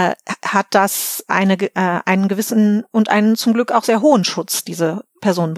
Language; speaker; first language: German; native; German